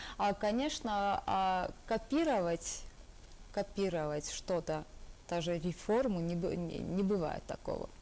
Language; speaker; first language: Russian; non-native, local second language; Georgian